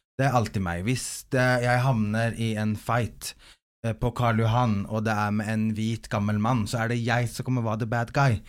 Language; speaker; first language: Norwegian; early bilingual, other home language; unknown